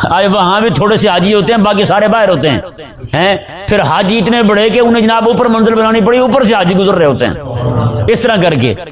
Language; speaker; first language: Urdu; non-native, local second language; Punjabi